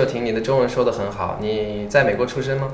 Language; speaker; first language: Chinese; native; Chinese